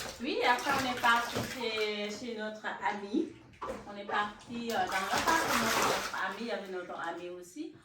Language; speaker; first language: French; non-native, local second language; Wolof